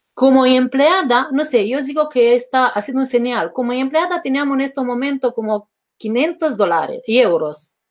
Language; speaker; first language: Spanish; non-native, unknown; Romanian